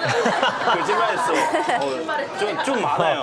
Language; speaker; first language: Korean; non-native, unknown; Chinese